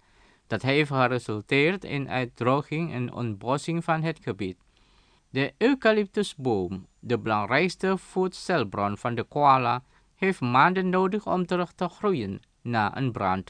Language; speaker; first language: Dutch; non-native, fluent; Indonesian